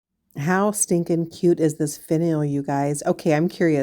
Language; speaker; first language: English; native; English